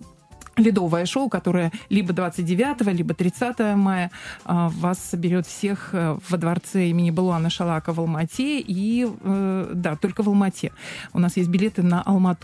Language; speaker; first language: Russian; native; Russian